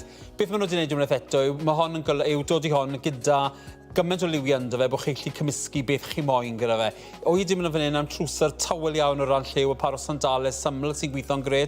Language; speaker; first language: Welsh; native; Welsh